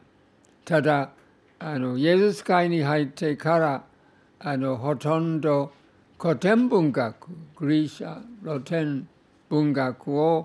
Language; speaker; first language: Japanese; non-native, fluent; English